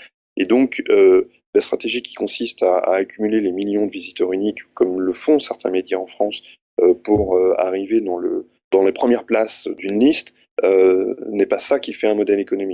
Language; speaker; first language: French; native; French